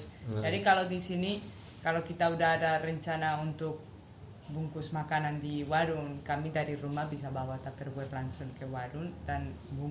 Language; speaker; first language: Indonesian; non-native, fluent; Spanish